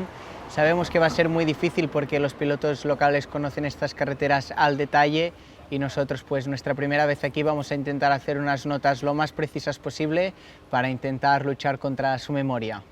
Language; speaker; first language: Spanish; native; Spanish